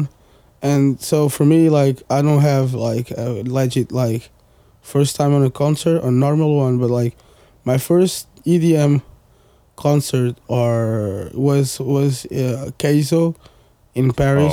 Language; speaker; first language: English; non-native, fluent; Portuguese